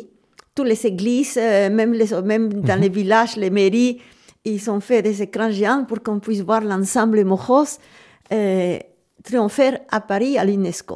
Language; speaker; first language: French; native; French